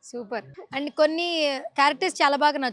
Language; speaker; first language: Telugu; native; Telugu